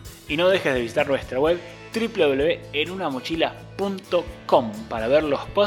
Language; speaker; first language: Spanish; native; Spanish